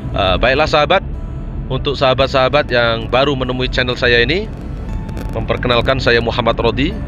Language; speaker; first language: Indonesian; native; Indonesian